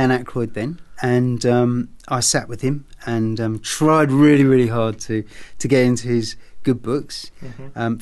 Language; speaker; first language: English; native; English